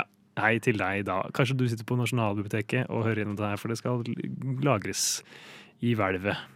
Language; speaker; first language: Norwegian; native; Norwegian